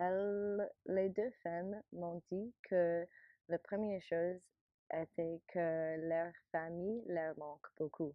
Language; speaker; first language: French; non-native, learner; English